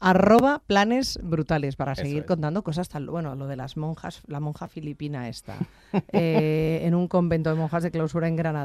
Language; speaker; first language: Spanish; native; Spanish